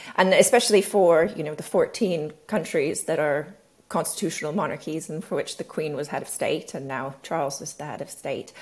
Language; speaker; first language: English; native; English